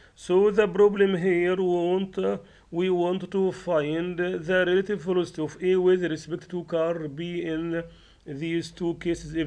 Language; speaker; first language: English; non-native, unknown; Arabic